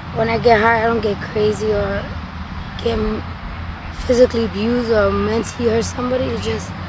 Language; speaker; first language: English; non-native, fluent; Spanish